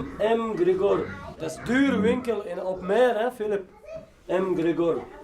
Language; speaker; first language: Dutch; non-native, learner; Chechen